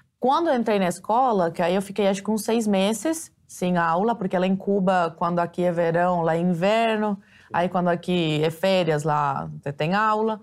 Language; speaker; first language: Portuguese; early bilingual, other home language; Spanish